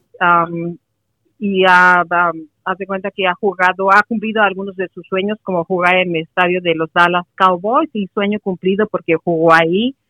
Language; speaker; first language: Spanish; native; Spanish